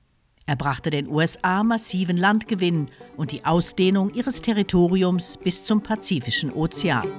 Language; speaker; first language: German; native; German